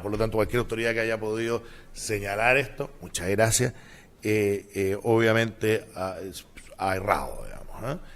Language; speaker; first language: Spanish; native; Spanish